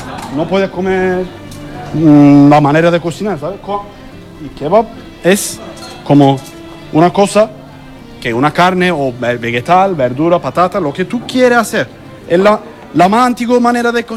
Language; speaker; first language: Spanish; non-native, learner; Turkish